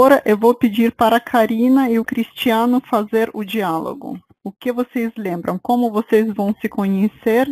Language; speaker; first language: Portuguese; non-native, fluent; Russian